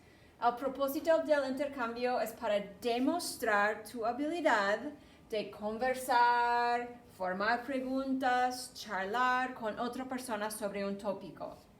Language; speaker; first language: Spanish; non-native, fluent; English